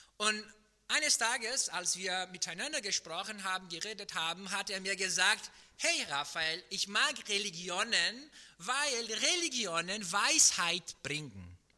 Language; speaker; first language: German; non-native, fluent; Portuguese